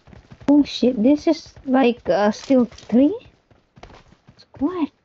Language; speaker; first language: English; non-native, learner; Indonesian